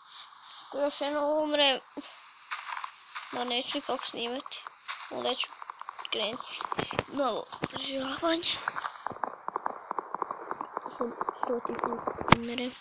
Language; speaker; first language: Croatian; early bilingual, heritage; Bosnian